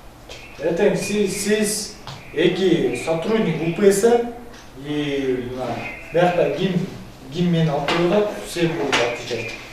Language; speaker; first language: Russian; non-native, local second language; Kyrgyz